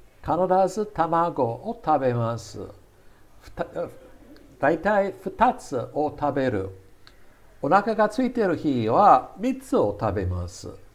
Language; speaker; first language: Japanese; non-native, fluent; English